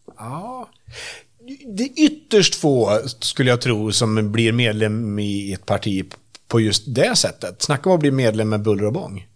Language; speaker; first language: Swedish; native; Swedish